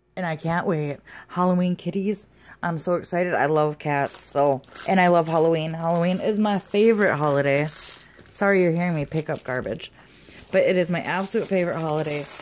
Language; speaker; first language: English; native; English